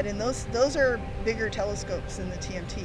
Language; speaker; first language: English; native; English